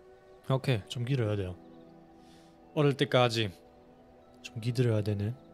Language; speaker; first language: Korean; non-native, fluent; German